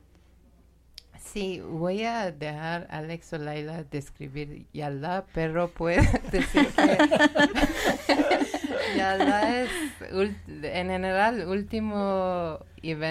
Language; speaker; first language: Spanish; non-native, learner; Persian